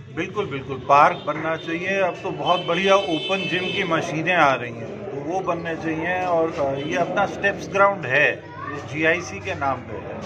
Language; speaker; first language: Hindi; native; Hindi